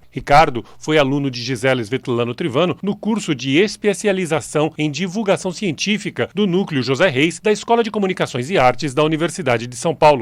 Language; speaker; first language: Portuguese; native; Portuguese